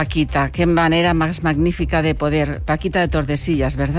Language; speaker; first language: Spanish; native; Spanish